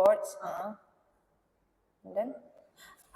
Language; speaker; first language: English; non-native, local second language; Indonesian